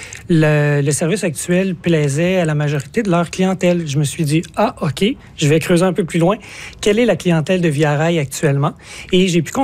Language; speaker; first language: French; native; French